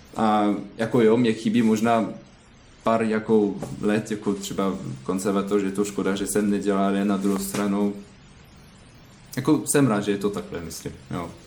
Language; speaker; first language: Czech; non-native, learner; French